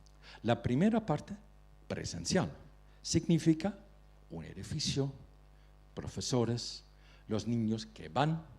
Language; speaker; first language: Spanish; non-native, fluent; Dutch